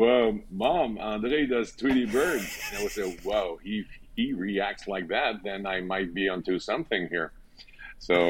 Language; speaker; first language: English; non-native, fluent; French